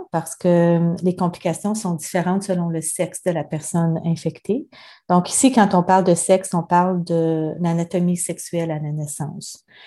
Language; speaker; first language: French; native; French